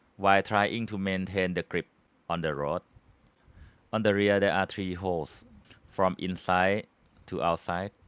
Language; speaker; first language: English; non-native, fluent; Thai